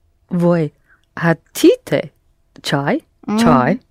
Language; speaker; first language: Russian; non-native, learner; English